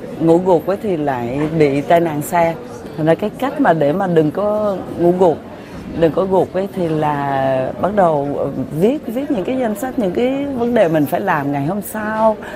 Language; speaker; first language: Vietnamese; early bilingual, heritage; Vietnamese